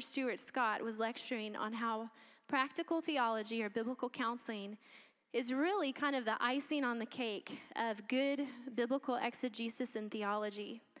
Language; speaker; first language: English; native; English